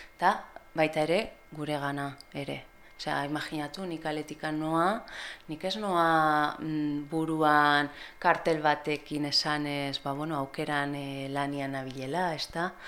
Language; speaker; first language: Basque; non-native, local second language; Spanish